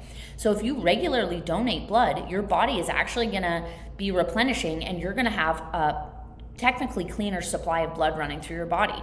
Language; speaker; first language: English; native; English